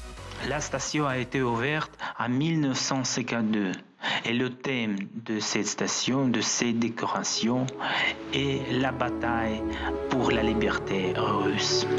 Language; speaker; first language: French; non-native, fluent; Russian